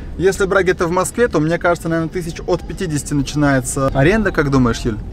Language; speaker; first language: Russian; native; Russian